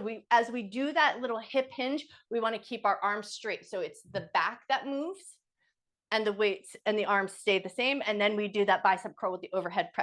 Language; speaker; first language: English; native; English